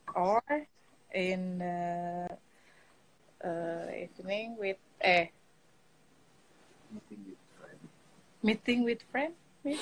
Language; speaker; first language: English; non-native, learner; Indonesian